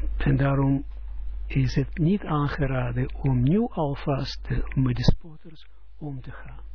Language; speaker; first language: Dutch; non-native, fluent; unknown